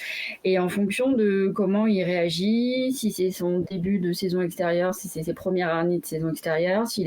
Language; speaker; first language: French; native; French